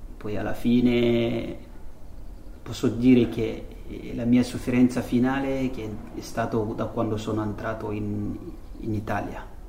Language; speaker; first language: Italian; non-native, learner; Fula